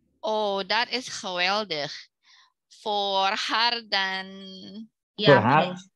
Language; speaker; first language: Dutch; non-native, learner; Indonesian